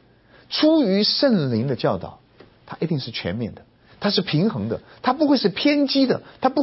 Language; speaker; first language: Chinese; native; Chinese